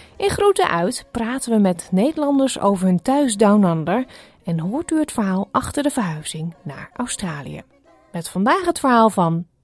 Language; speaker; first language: Dutch; native; Dutch